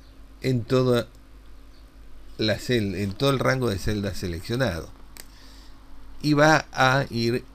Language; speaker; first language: Spanish; native; Spanish